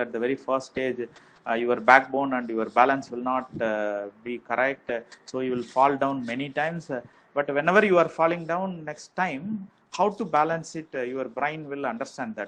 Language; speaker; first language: English; non-native, local second language; Tamil